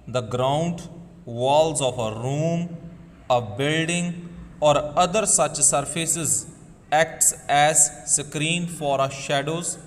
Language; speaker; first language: English; non-native, local second language; Punjabi